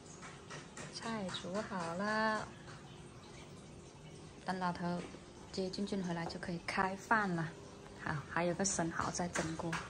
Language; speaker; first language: Chinese; native; Chinese